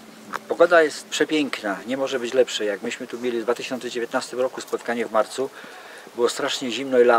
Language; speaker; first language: Polish; native; Polish